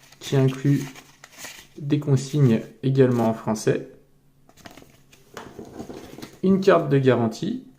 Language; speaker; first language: French; native; French